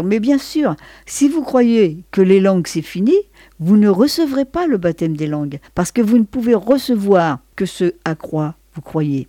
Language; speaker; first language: French; native; French